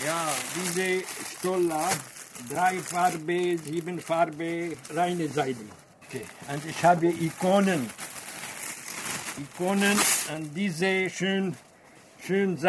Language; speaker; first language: German; non-native, learner; Arabic